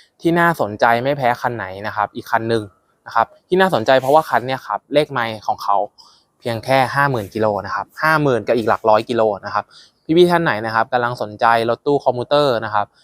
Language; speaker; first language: Thai; native; Thai